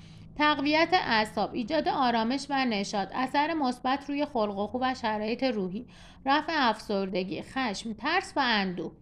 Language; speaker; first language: Persian; native; Persian